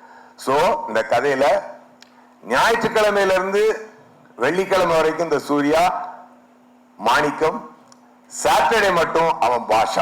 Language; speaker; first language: Tamil; native; Tamil